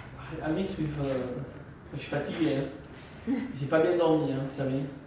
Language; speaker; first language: French; non-native, fluent; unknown